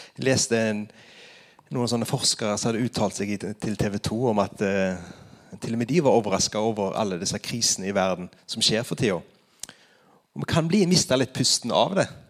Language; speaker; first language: Norwegian; native; Norwegian